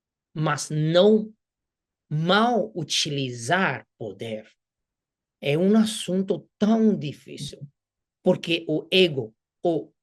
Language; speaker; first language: Portuguese; non-native, fluent; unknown